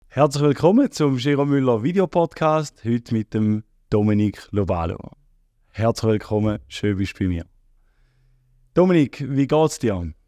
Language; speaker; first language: German; native; German